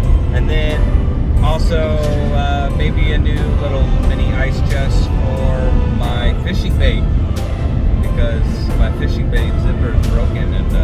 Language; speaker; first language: English; native; English